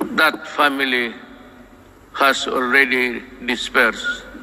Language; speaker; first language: English; non-native, local second language; Cebuano